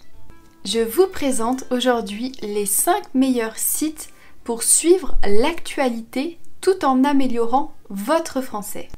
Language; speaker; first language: French; native; French